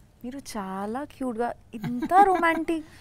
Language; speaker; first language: Telugu; non-native, learner; Bangla